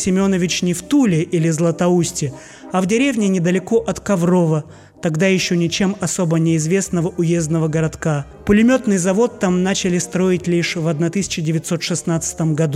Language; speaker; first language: Russian; native; Russian